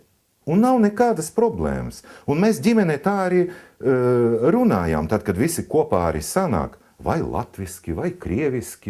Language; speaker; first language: Latvian; non-native, local second language; Russian